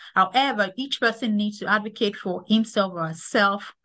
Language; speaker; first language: English; non-native, local second language; Yoruba